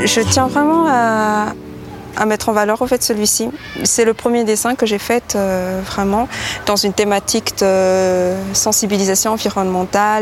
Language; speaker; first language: French; non-native, local second language; Malagasy